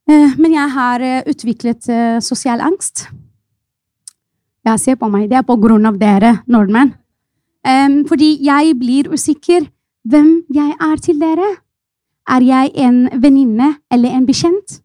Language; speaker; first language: Norwegian; non-native, fluent; Arabic